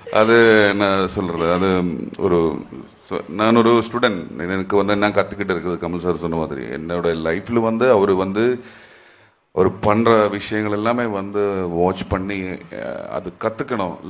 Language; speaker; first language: Tamil; non-native, learner; Malayalam